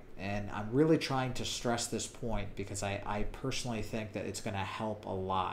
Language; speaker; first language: English; native; English